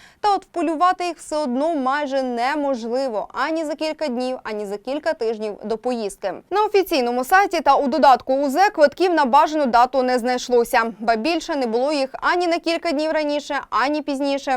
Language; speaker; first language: Ukrainian; native; Ukrainian